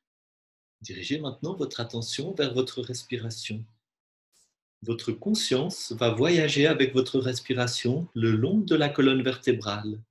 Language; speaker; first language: French; native; French